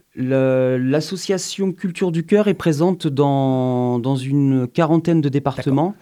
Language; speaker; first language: French; native; French